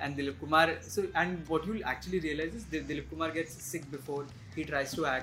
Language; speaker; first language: English; non-native, local second language; Hindi